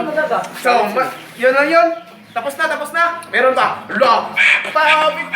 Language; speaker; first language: Filipino; non-native, local second language; Cebuano